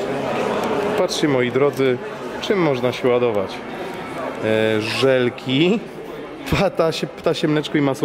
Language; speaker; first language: Polish; native; Polish